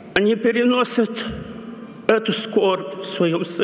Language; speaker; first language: Russian; non-native, local second language; Romanian